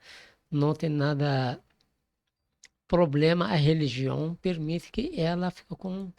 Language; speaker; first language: Portuguese; non-native, fluent; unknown